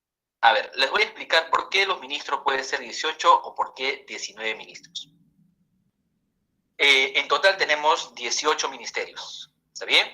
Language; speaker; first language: Spanish; native; Spanish